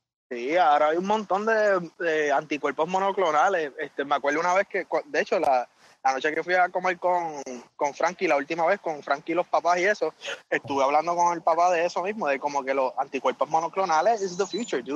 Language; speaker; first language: Spanish; native; Spanish